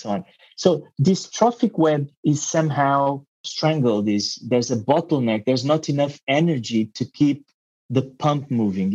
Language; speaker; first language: English; non-native, fluent; Portuguese